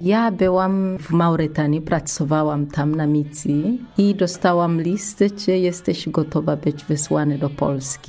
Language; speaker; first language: Polish; non-native, learner; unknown